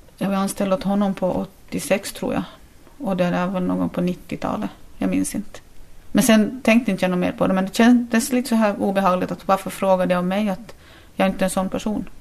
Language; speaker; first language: Swedish; native; Swedish